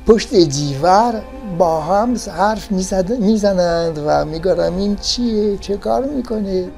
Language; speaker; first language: Persian; non-native, fluent; French